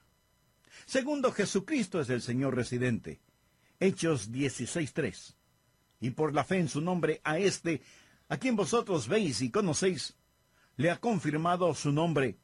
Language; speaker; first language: Spanish; native; Spanish